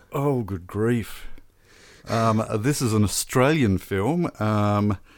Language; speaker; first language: English; native; English